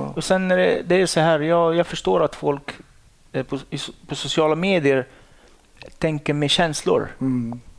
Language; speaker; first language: Swedish; non-native, fluent; Arabic